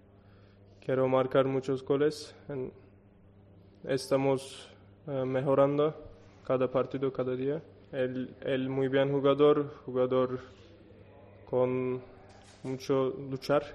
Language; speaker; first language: Spanish; non-native, learner; Turkish